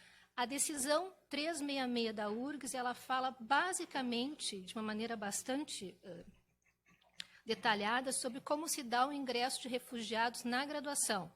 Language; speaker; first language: Portuguese; native; Portuguese